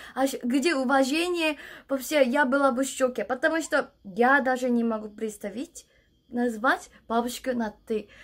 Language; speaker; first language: Russian; non-native, learner; Korean